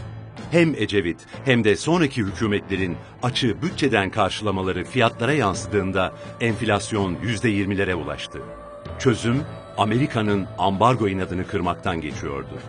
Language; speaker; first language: Turkish; native; Turkish